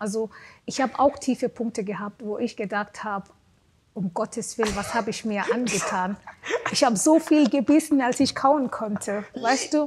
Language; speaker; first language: German; non-native, fluent; Swahili